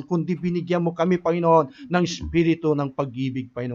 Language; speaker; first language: Filipino; native; Filipino